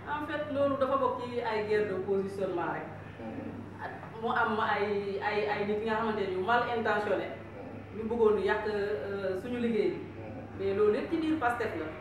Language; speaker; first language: Wolof; non-native, local second language; Jola-Fonyi